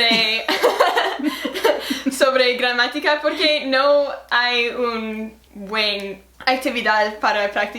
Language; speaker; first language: Spanish; non-native, learner; English